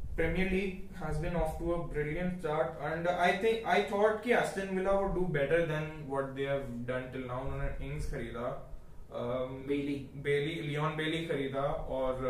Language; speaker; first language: Hindi; native; Hindi